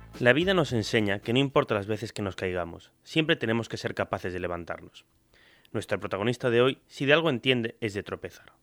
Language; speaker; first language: Spanish; native; Spanish